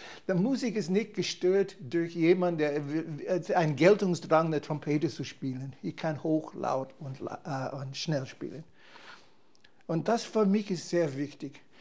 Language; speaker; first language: German; non-native, fluent; English